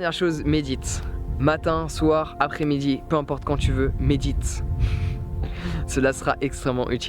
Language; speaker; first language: French; native; French